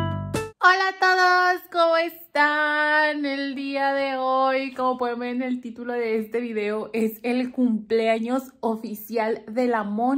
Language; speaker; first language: Spanish; native; Spanish